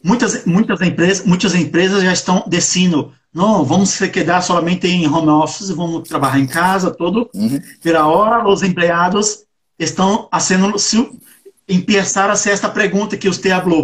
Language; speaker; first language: Portuguese; non-native, learner; Spanish